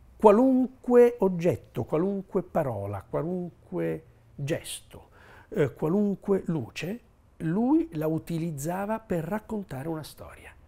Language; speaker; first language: Italian; native; Italian